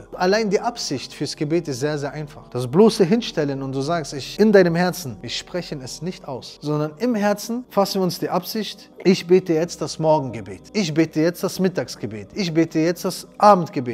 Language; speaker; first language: German; native; German